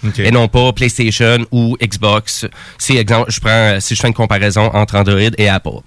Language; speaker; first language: French; native; French